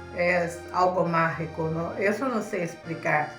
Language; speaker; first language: Spanish; early bilingual, heritage; Spanish